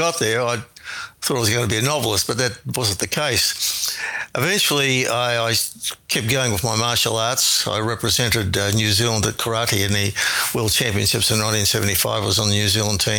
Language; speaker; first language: English; native; English